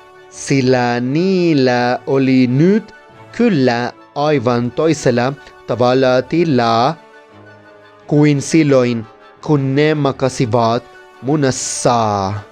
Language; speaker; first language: Finnish; non-native, learner; Spanish